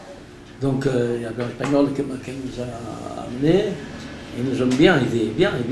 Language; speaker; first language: French; non-native, learner; Portuguese